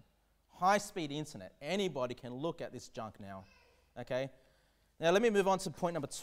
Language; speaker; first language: English; native; English